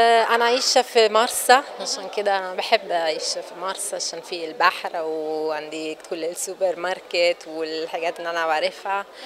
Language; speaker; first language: Arabic; non-native, fluent; Italian